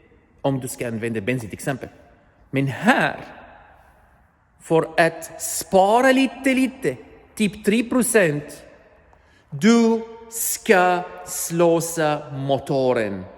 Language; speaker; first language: Swedish; non-native, learner; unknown